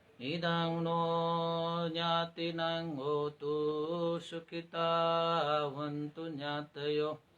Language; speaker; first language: Nepali; non-native, local second language; Newari